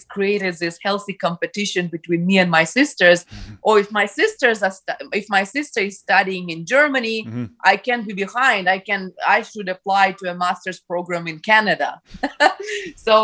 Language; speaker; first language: English; non-native, fluent; Ukrainian